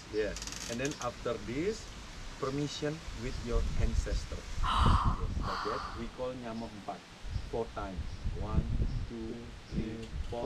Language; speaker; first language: English; non-native, learner; Indonesian